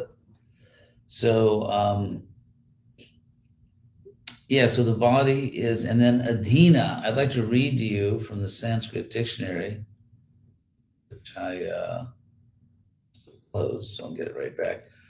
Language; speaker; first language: English; native; English